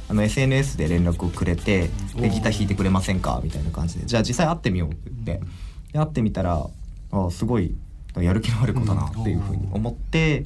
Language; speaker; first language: Japanese; native; Japanese